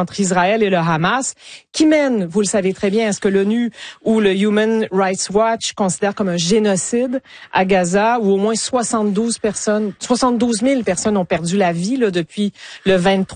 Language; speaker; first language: French; native; French